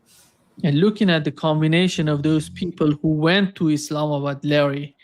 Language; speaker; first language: English; non-native, fluent; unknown